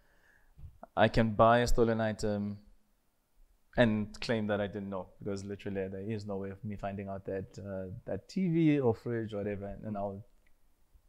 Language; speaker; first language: English; non-native, local second language; Zulu